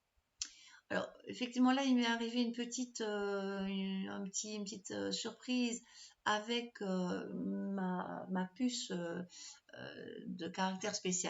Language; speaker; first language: French; native; French